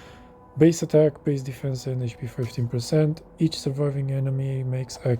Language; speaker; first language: English; native; English